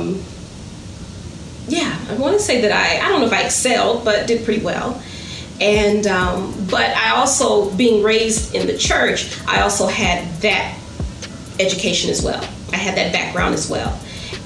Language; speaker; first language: English; native; English